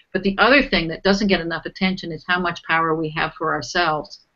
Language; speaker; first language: English; native; English